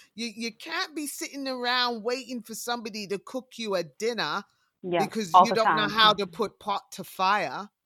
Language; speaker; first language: English; native; English